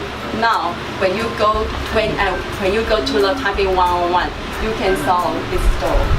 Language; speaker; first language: English; non-native, learner; Chinese